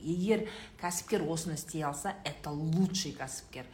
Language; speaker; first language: Russian; non-native, local second language; Kazakh